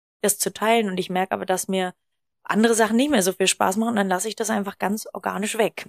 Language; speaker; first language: German; native; German